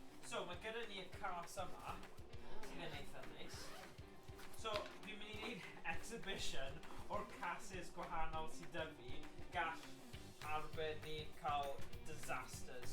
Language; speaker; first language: Welsh; native; Welsh